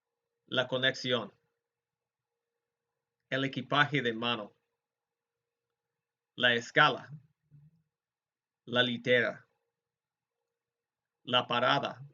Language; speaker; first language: Spanish; non-native, fluent; English